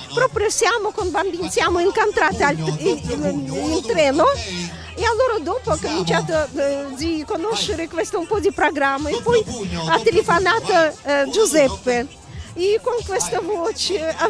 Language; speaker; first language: Italian; non-native, learner; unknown